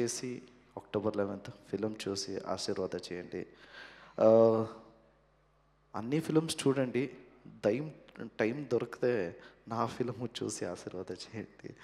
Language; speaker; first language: Telugu; non-native, learner; Kannada